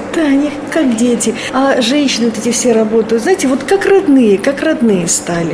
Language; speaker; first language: Russian; non-native, local second language; Georgian